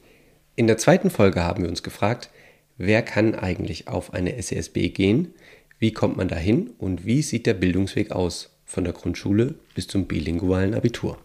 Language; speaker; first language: German; native; German